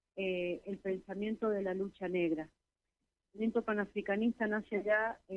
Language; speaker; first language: Spanish; native; Spanish